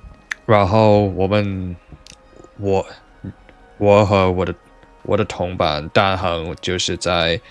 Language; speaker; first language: Chinese; non-native, learner; English